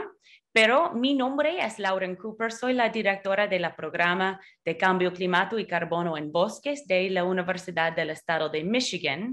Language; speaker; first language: Spanish; non-native, fluent; English